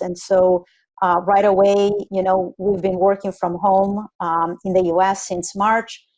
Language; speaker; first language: English; non-native, fluent; Spanish